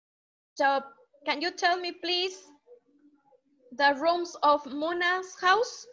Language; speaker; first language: English; non-native, fluent; Spanish